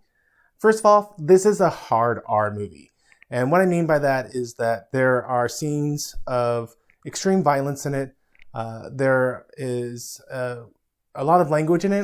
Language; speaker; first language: English; native; English